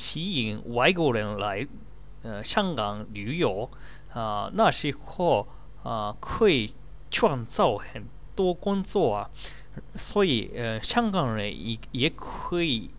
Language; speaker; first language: Chinese; non-native, learner; Japanese